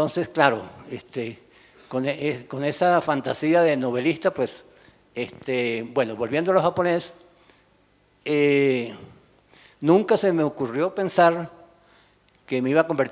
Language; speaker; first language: Spanish; native; Spanish